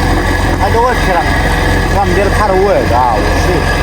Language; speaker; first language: Arabic; native; Arabic